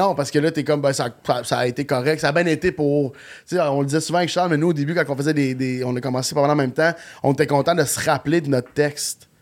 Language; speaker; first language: French; native; French